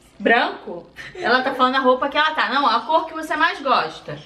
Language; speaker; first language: Portuguese; native; Portuguese